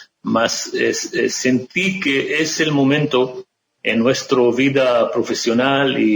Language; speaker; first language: Spanish; non-native, fluent; Arabic